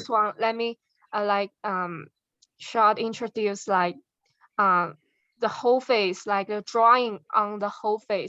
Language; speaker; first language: English; non-native, learner; Chinese